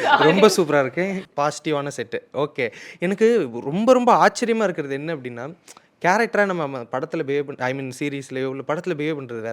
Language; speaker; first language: Tamil; native; Tamil